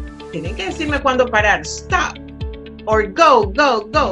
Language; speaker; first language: Spanish; native; Spanish